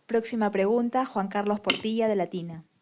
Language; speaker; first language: Spanish; native; Spanish